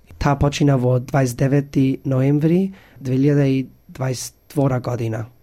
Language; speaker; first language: Macedonian; early bilingual, heritage; Macedonian